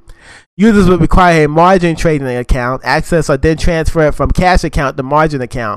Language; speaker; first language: English; native; English